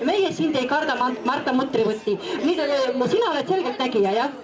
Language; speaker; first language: Estonian; native; Estonian